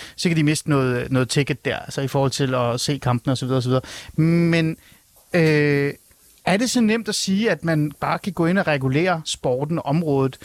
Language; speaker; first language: Danish; early bilingual, other home language; Persian